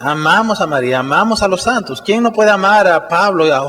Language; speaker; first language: Spanish; native; Spanish